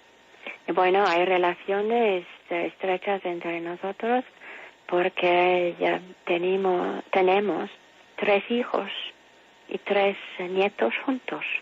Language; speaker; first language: Spanish; non-native, fluent; English